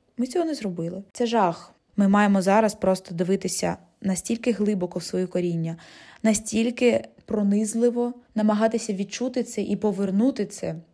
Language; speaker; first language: Ukrainian; non-native, local second language; Russian